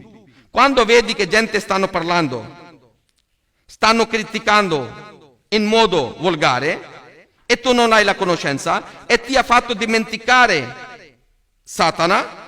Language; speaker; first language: Italian; non-native, learner; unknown